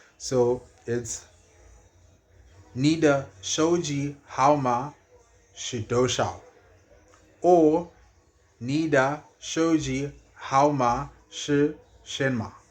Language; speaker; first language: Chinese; non-native, learner; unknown